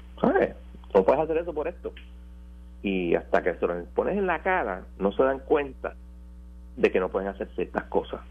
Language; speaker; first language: Spanish; native; Spanish